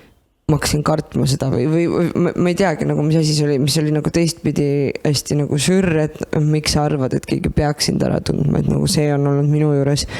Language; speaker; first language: Estonian; native; Estonian